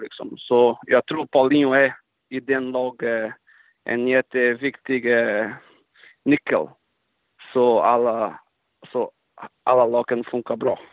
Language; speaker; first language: Swedish; non-native, fluent; Portuguese